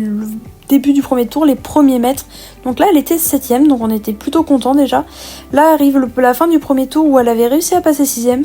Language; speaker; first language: French; native; French